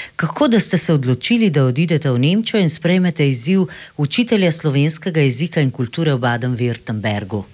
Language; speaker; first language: Slovenian; native; Slovenian